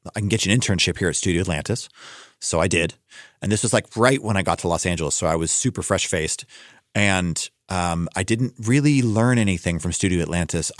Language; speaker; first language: English; native; English